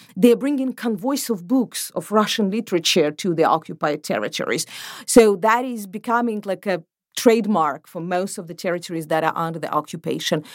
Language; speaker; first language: English; non-native, fluent; Ukrainian